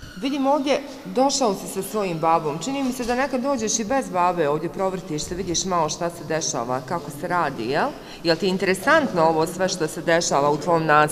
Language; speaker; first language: Croatian; native; Croatian